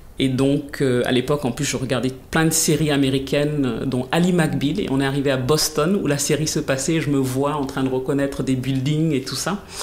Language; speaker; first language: French; native; French